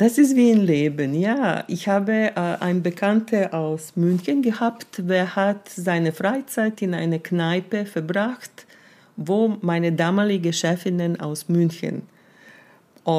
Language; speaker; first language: German; non-native, fluent; Serbian